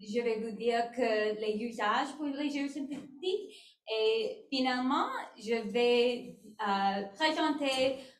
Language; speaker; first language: French; non-native, learner; English